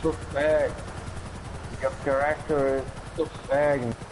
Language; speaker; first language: English; non-native, fluent; Portuguese